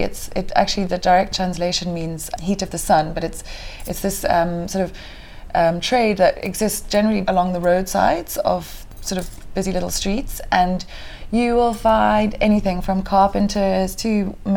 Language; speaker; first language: English; native; English